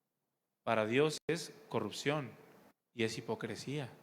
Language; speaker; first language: Spanish; native; Spanish